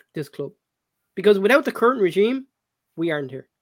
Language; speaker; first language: English; native; English